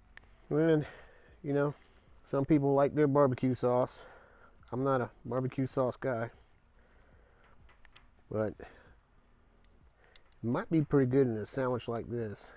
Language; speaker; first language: English; native; English